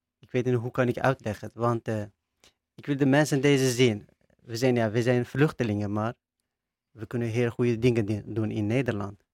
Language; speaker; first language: Dutch; non-native, learner; Turkish